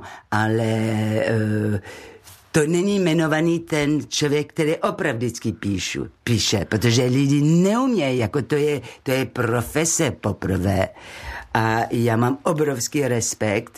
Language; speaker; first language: Czech; non-native, learner; French